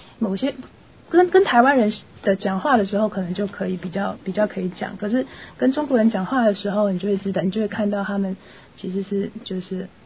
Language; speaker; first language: Chinese; native; Chinese